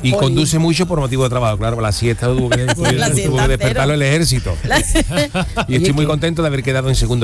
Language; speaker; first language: Spanish; native; Spanish